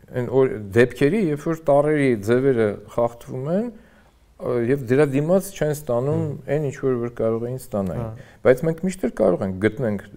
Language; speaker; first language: Armenian; native; Armenian